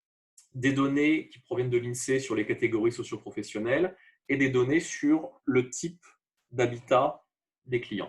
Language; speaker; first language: French; native; French